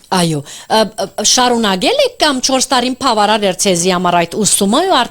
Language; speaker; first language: Armenian; early bilingual, heritage; Armenian